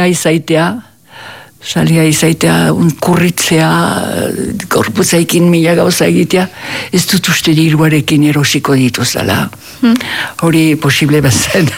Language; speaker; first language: Basque; native; Basque